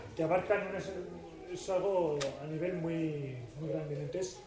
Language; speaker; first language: Spanish; non-native, local second language; Basque